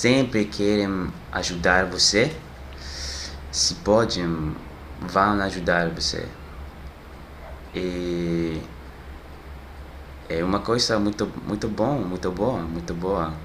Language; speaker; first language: Portuguese; non-native, learner; French